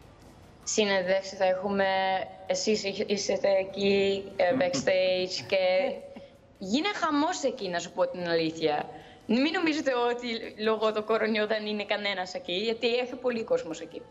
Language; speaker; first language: Greek; early bilingual, heritage; Greek